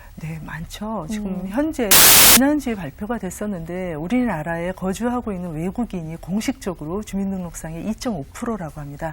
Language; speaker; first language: Korean; native; Korean